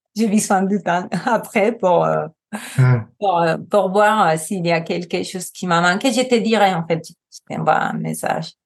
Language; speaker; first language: French; non-native, fluent; Spanish